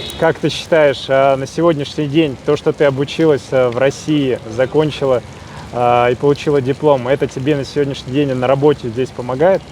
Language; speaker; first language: Russian; native; Russian